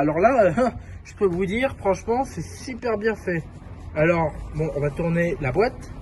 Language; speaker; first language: French; native; French